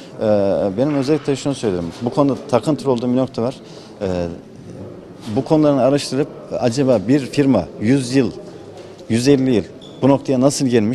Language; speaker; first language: Turkish; native; Turkish